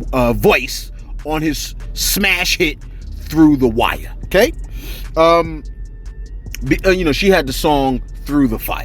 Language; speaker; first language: English; native; English